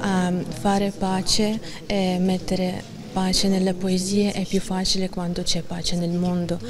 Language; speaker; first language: Italian; non-native, fluent; Ukrainian